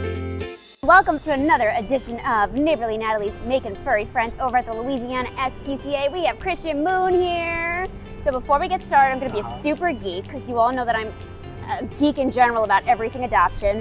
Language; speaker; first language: English; native; English